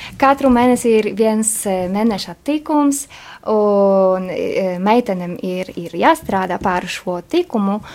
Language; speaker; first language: Latvian; non-native, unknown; Polish